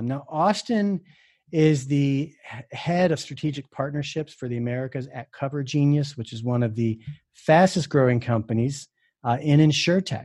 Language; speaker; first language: English; native; English